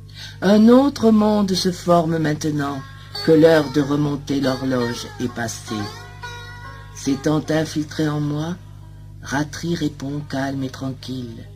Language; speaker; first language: French; native; French